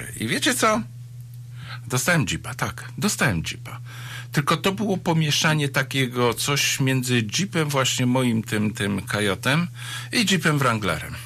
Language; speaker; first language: Polish; native; Polish